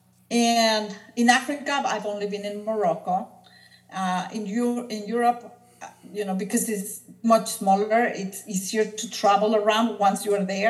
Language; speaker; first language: English; non-native, fluent; Spanish